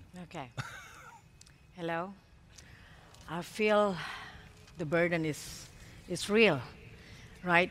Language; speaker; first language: English; non-native, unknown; Indonesian